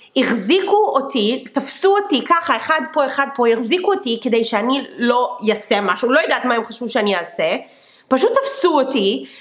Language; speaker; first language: Hebrew; non-native, fluent; English